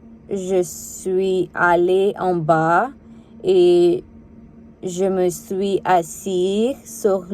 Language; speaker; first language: French; non-native, learner; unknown